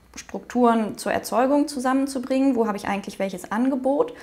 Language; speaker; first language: German; native; German